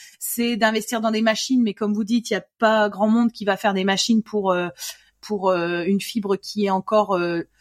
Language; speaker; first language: French; native; French